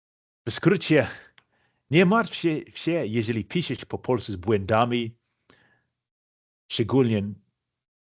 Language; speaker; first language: Polish; non-native, fluent; English